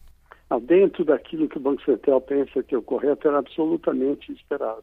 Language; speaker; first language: Portuguese; native; Portuguese